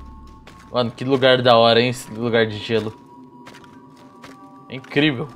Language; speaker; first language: Portuguese; native; Portuguese